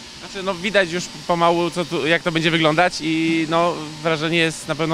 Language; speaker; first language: Polish; native; Polish